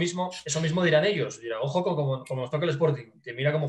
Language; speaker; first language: Spanish; native; Spanish